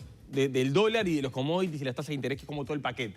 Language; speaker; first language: Spanish; native; Spanish